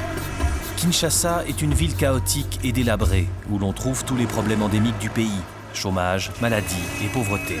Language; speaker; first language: French; native; French